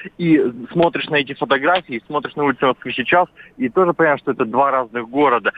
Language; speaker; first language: Russian; native; Russian